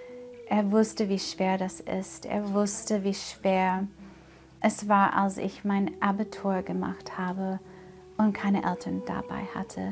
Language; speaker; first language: German; non-native, fluent; English